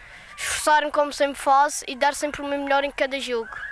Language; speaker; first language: Portuguese; native; Portuguese